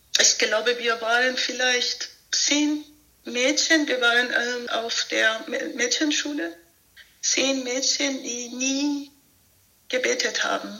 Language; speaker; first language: German; non-native, fluent; Persian